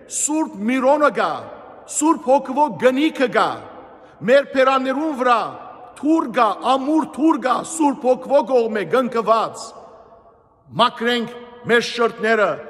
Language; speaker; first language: Armenian; native; Armenian